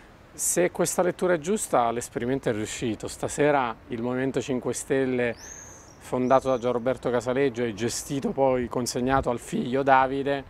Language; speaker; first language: Italian; native; Italian